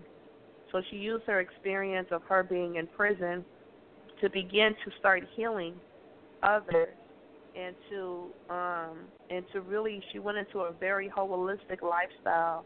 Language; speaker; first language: English; native; English